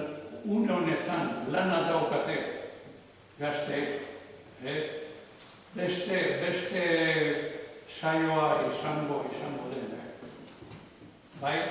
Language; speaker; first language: Basque; non-native, learner; Croatian